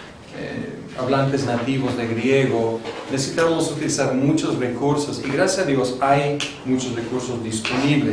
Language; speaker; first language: Spanish; non-native, fluent; English